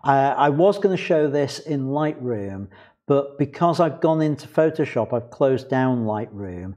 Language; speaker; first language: English; native; English